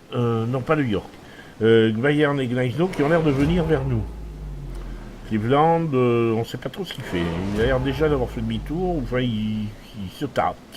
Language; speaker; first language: French; native; French